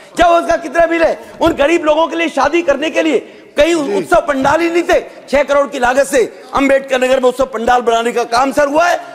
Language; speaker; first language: Hindi; native; Hindi